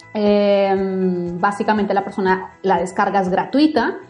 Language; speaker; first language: Spanish; native; Spanish